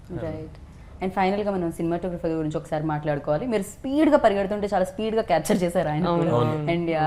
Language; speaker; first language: Telugu; native; Telugu